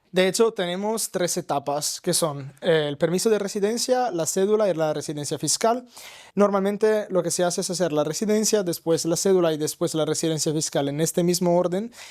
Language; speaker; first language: Spanish; non-native, fluent; Italian